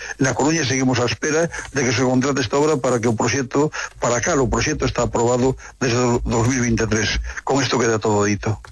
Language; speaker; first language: Galician; native; Galician